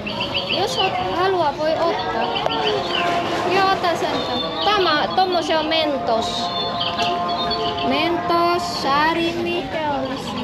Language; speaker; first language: Finnish; non-native, learner; Indonesian